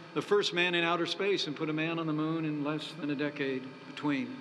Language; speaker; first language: English; native; English